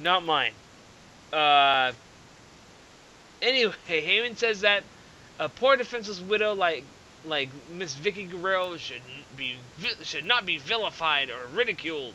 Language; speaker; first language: English; native; English